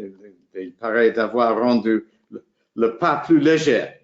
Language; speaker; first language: French; non-native, fluent; English